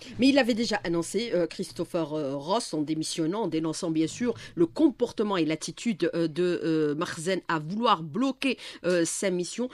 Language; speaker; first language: French; non-native, local second language; Arabic